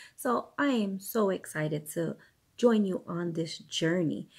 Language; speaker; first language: English; early bilingual, other home language; Spanish